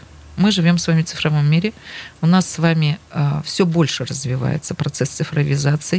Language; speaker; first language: Russian; native; Russian